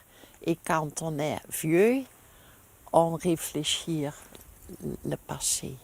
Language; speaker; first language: French; non-native, learner; Dutch